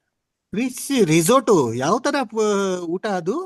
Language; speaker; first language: Kannada; non-native, learner; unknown